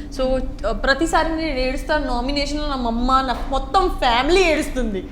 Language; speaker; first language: Telugu; non-native, learner; Gujarati